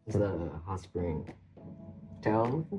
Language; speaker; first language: English; native; English